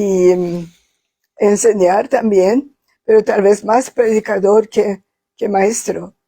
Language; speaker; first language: Spanish; non-native, fluent; Swedish